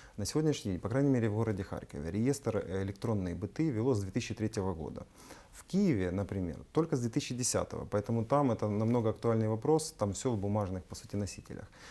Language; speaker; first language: Russian; native; Russian